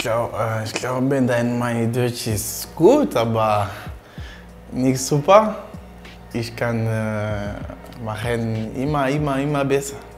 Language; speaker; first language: German; non-native, learner; French